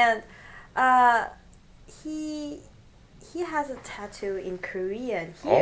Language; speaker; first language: English; non-native, fluent; Korean